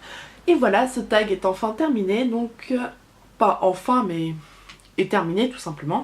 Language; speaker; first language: French; native; French